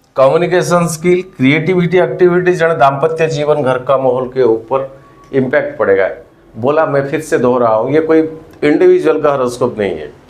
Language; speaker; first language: Hindi; non-native, local second language; Odia